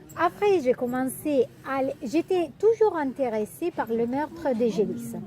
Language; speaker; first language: French; non-native, fluent; Italian